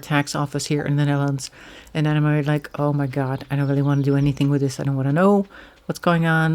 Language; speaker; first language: English; non-native, fluent; Dutch